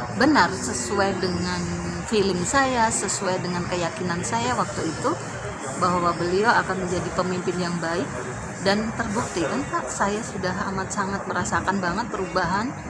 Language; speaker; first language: Indonesian; native; Indonesian